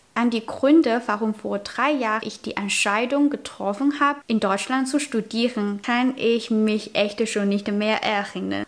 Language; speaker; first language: German; non-native, fluent; Chinese